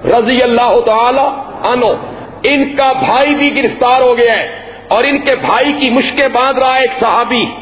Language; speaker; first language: Urdu; non-native, local second language; Punjabi